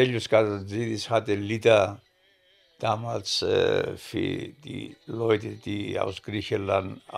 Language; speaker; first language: German; non-native, fluent; Greek